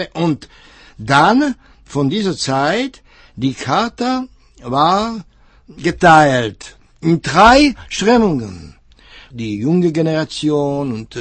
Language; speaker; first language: German; non-native, fluent; Czech